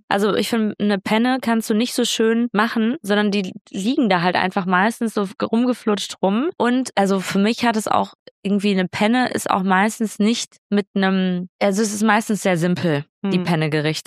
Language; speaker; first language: German; native; German